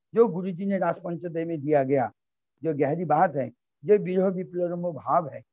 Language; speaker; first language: Hindi; non-native, local second language; Bangla